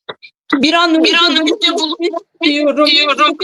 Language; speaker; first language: Turkish; non-native, learner; Turkmen